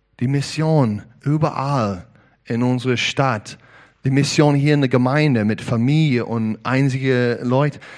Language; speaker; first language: German; non-native, learner; English